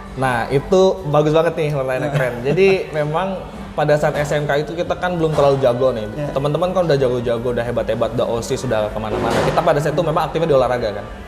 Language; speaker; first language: Indonesian; native; Indonesian